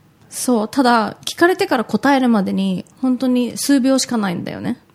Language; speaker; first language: Japanese; early bilingual, heritage; Japanese